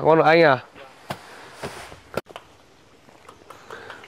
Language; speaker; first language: Vietnamese; native; Vietnamese